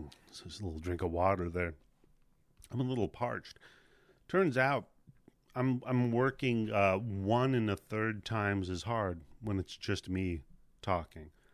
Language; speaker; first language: English; native; English